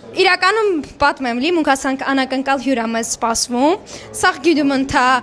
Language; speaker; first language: Armenian; native; Armenian